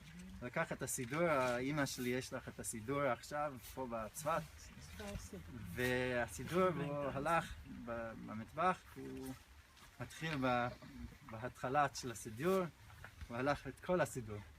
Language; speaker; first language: Hebrew; non-native, fluent; English